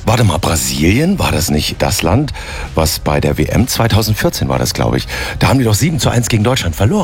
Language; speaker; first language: German; native; German